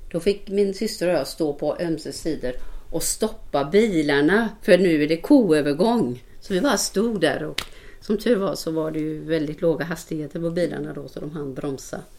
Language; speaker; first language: Swedish; native; Swedish